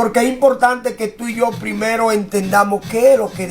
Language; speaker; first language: Spanish; native; Spanish